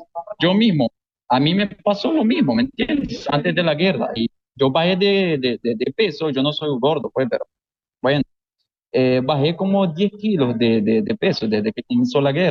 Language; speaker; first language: Spanish; non-native, fluent; Arabic